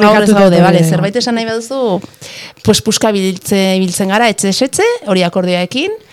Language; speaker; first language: Basque; native; Basque